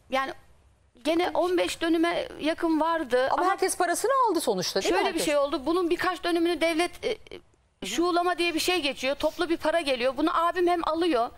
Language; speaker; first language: Turkish; native; Turkish